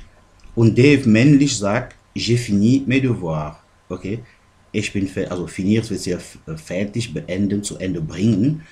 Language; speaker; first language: German; non-native, fluent; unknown